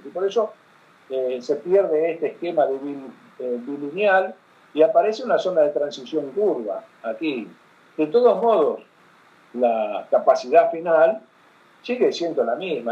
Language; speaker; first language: Spanish; native; Spanish